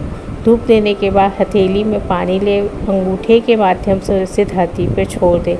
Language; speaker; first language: Hindi; native; Hindi